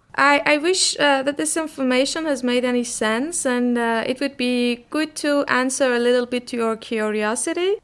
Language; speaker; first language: English; non-native, fluent; Persian